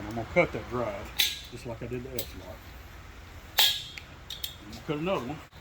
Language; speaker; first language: English; native; English